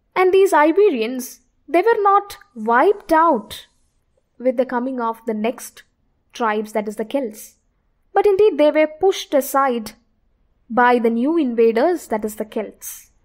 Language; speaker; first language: English; non-native, local second language; Malayalam